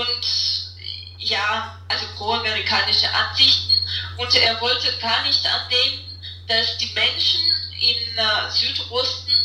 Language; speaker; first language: German; non-native, fluent; Russian